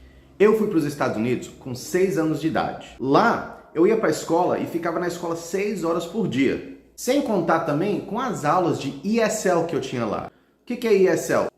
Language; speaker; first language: Portuguese; early bilingual, heritage; Portuguese